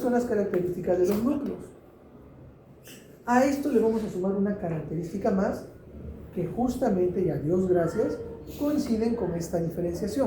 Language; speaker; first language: Spanish; native; Spanish